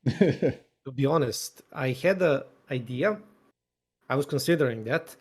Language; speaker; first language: English; non-native, fluent; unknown